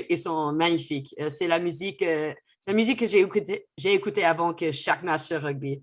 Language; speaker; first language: French; non-native, fluent; English